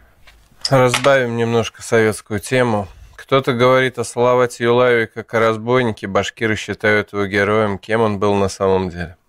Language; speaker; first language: Russian; native; Russian